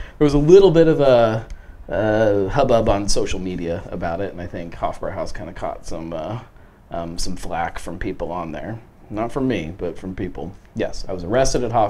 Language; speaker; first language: English; native; English